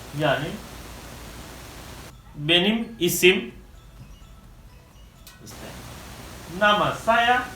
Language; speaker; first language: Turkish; non-native, fluent; Indonesian